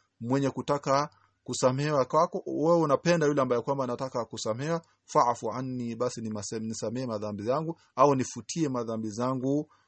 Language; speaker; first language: Swahili; native; Swahili